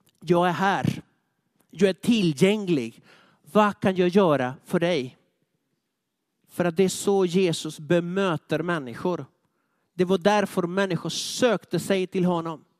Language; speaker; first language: Swedish; non-native, fluent; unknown